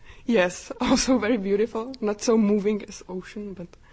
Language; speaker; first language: English; non-native, fluent; Czech